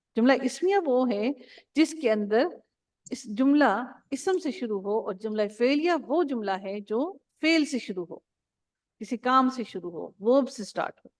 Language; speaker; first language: Urdu; native; Urdu